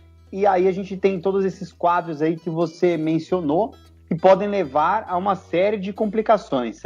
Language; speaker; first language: Portuguese; native; Portuguese